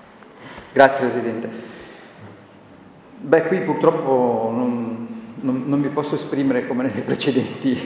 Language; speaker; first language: Italian; native; Italian